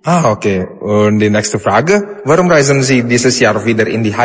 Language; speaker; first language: German; non-native, fluent; Indonesian